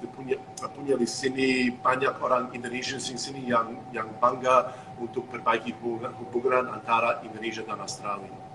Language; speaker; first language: Indonesian; non-native, fluent; English